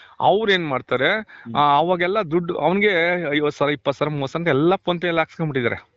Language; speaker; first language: Kannada; non-native, local second language; Marathi